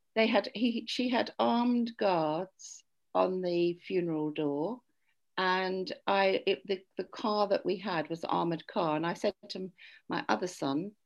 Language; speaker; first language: English; native; English